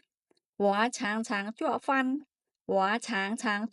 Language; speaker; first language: Chinese; non-native, fluent; Khmer